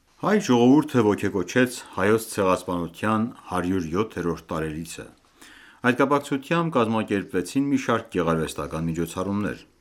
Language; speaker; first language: Armenian; native; Armenian